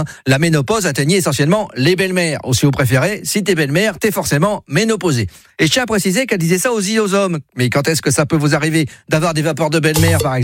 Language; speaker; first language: French; native; French